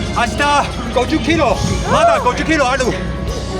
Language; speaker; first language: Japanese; non-native, learner; Chinese